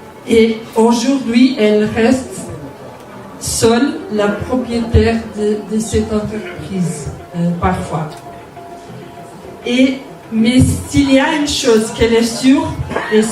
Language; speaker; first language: French; non-native, learner; Portuguese